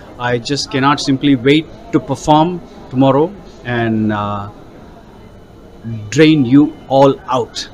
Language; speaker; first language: English; non-native, local second language; Tamil